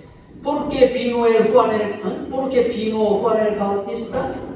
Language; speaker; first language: Spanish; non-native, fluent; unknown